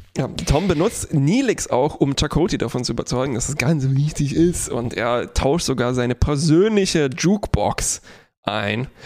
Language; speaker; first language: German; non-native, fluent; Polish